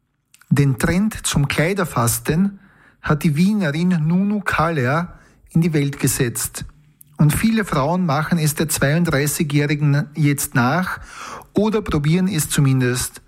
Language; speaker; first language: German; native; German